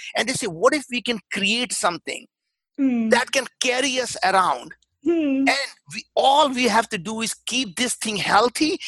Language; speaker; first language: English; non-native, local second language; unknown